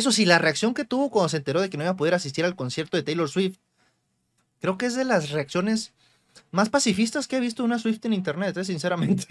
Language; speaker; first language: Spanish; native; Spanish